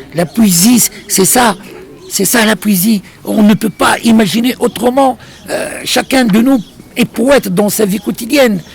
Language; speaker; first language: French; non-native, local second language; Arabic